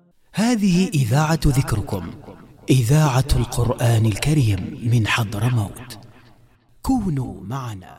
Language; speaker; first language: Arabic; native; Arabic